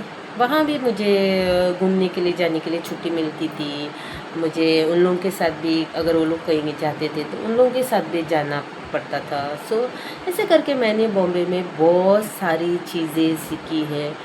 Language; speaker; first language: Hindi; non-native, local second language; Konkani